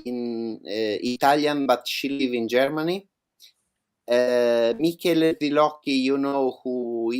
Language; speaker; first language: English; non-native, learner; Italian